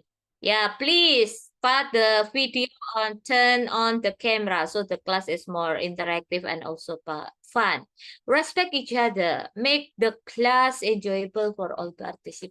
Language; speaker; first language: English; non-native, fluent; Indonesian